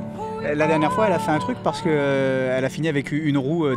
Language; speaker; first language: French; native; French